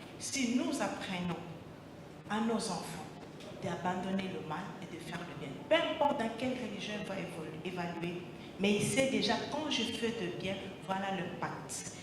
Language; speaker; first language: French; non-native, local second language; Lingala